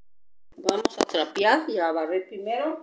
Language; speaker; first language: Spanish; native; Spanish